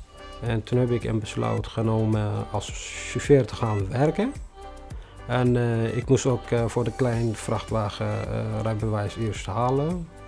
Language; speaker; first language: Dutch; non-native, fluent; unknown